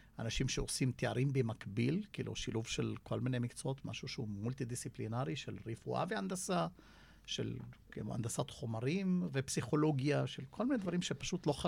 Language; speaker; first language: Hebrew; non-native, local second language; Arabic